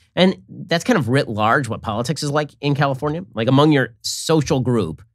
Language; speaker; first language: English; native; English